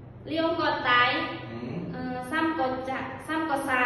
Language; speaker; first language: Cantonese; non-native, learner; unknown